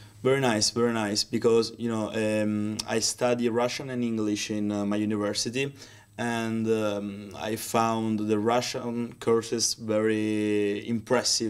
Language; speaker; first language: English; non-native, learner; Italian